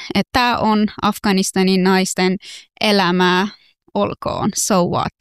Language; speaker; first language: Finnish; non-native, fluent; Persian